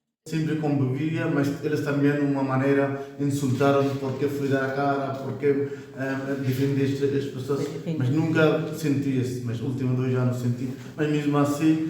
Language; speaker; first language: Portuguese; non-native, fluent; Bangla